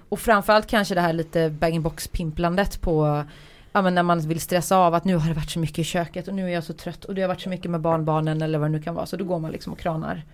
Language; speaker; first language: Swedish; early bilingual, other home language; Polish